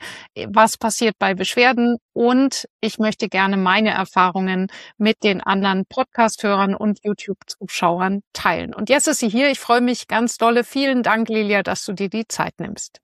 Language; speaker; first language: German; native; German